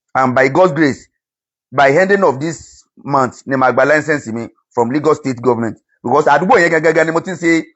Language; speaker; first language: English; non-native, local second language; Yoruba